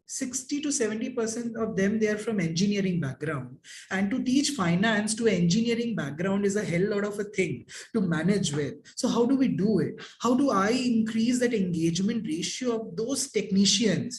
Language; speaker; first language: English; non-native, local second language; Hindi